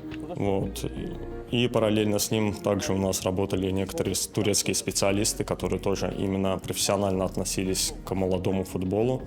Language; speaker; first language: Russian; non-native, local second language; Azerbaijani